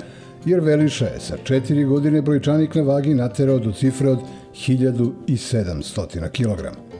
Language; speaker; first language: Serbian; native; Serbian